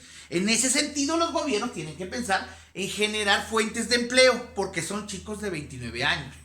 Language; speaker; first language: Spanish; native; Spanish